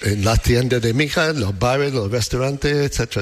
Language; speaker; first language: Spanish; non-native, learner; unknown